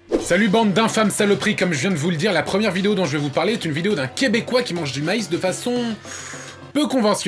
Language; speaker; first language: French; native; French